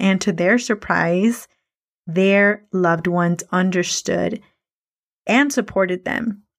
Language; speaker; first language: English; early bilingual, other home language; Spanish